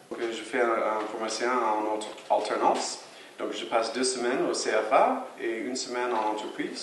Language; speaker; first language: French; non-native, fluent; English